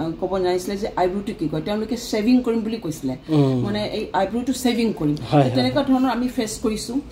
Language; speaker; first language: Assamese; native; Assamese